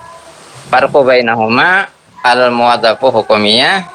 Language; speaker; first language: Arabic; non-native, learner; Indonesian